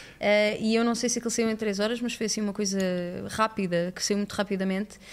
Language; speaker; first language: Portuguese; native; Portuguese